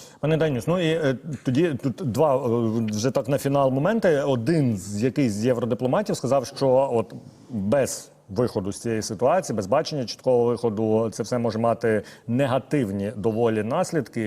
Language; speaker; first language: Ukrainian; native; Ukrainian